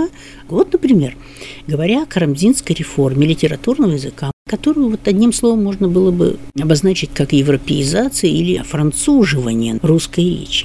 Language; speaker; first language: Russian; native; Russian